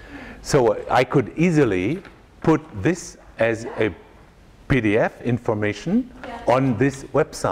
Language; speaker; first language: English; non-native, fluent; German